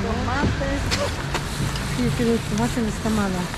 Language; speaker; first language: Spanish; non-native, learner; Filipino